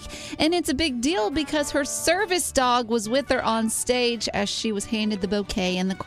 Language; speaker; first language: English; native; English